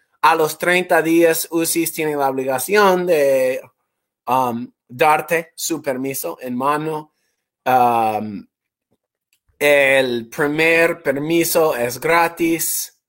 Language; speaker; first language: Spanish; non-native, fluent; English